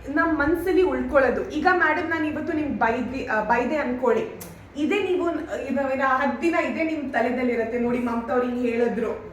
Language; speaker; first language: Kannada; non-native, learner; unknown